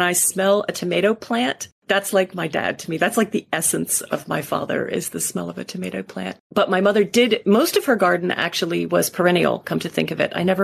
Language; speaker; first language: English; native; English